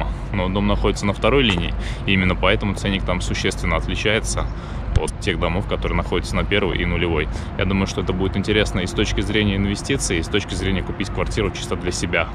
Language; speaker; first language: Russian; native; Russian